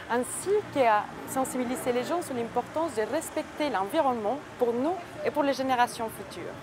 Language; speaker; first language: French; native; French